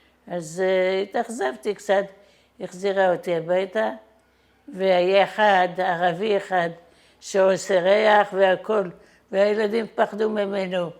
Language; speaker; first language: Hebrew; non-native, fluent; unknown